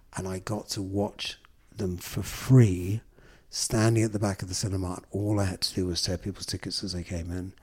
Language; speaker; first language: English; native; English